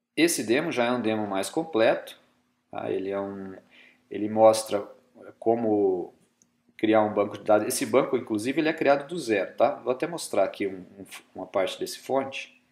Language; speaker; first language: Portuguese; native; Portuguese